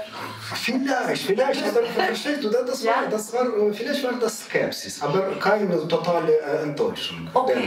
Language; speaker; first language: German; non-native, learner; Ukrainian